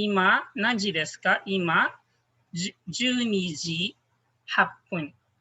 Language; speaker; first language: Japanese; non-native, fluent; Filipino